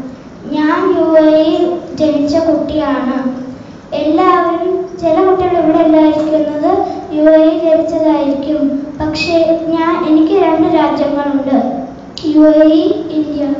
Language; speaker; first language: Malayalam; early bilingual, heritage; Malayalam